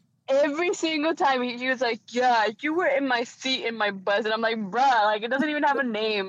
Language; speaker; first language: English; early bilingual, other home language; Spanish